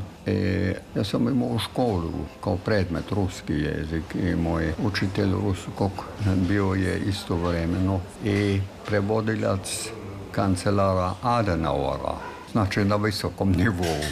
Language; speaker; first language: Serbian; non-native, fluent; German